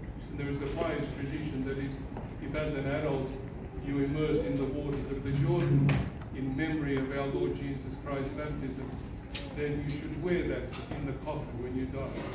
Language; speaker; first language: English; early bilingual, other home language; Russian